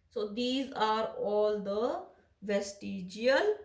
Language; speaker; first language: English; non-native, local second language; Punjabi